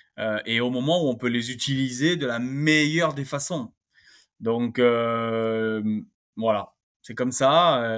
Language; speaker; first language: French; native; French